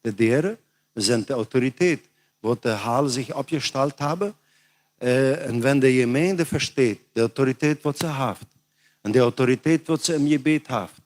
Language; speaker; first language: German; non-native, learner; Plautdietsch